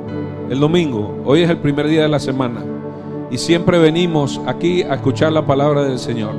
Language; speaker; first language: Spanish; native; Spanish